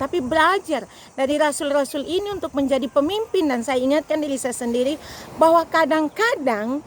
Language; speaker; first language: Indonesian; native; Indonesian